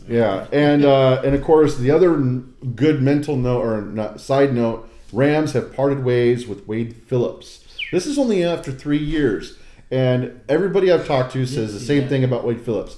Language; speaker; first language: English; native; English